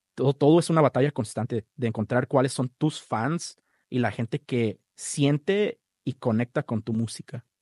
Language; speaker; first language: Spanish; early bilingual, other home language; English